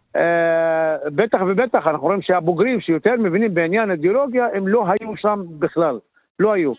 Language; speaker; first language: Hebrew; non-native, local second language; Arabic